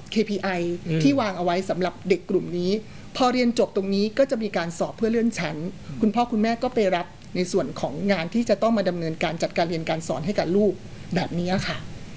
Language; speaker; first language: Thai; native; Thai